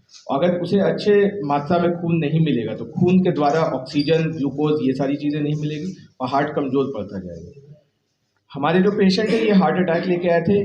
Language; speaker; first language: Hindi; native; Hindi